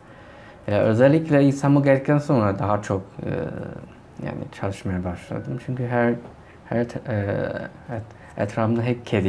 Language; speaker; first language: Turkish; non-native, fluent; Chinese